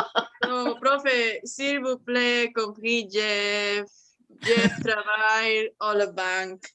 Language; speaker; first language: French; non-native, learner; Spanish